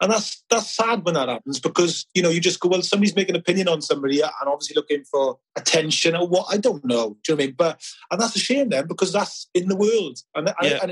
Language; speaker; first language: English; native; English